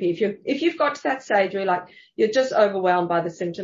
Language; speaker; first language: English; native; English